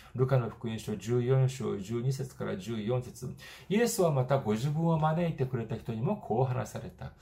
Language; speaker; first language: Japanese; non-native, fluent; Korean